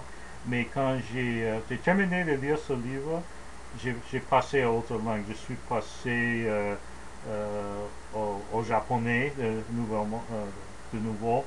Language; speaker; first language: French; non-native, learner; English